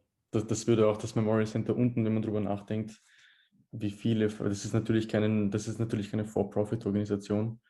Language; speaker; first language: German; early bilingual, other home language; Bosnian